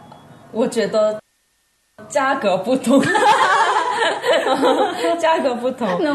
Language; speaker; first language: Chinese; non-native, fluent; Korean